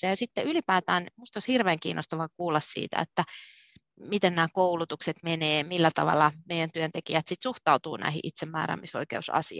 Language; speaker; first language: Finnish; native; Finnish